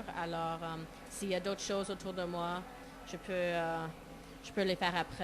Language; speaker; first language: French; non-native, local second language; English